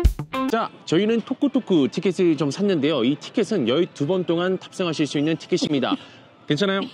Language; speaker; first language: Korean; native; Korean